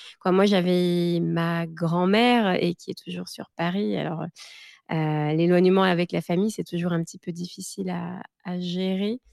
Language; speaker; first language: French; native; French